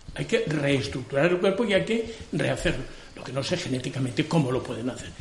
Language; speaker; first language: Spanish; non-native, local second language; Catalan